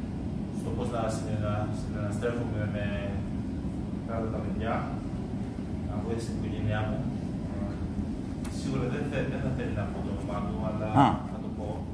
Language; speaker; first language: Greek; early bilingual, other home language; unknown